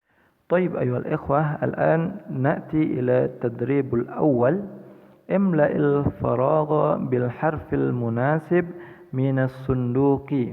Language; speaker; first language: Arabic; non-native, fluent; Indonesian